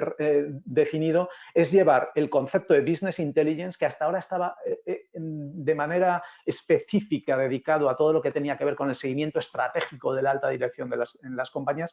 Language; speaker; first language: Spanish; native; Spanish